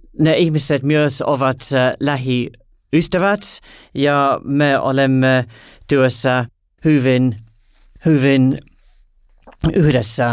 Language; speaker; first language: Finnish; non-native, learner; English